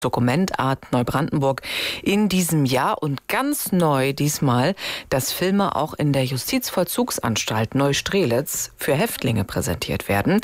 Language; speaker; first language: German; native; German